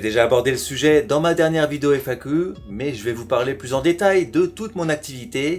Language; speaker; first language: French; native; French